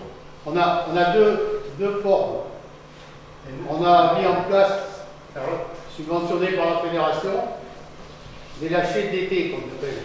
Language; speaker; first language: French; native; French